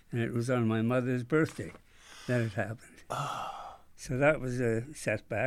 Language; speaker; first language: English; native; English